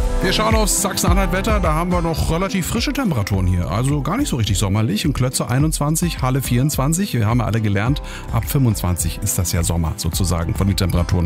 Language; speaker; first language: German; native; German